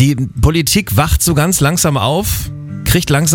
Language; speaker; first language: German; native; German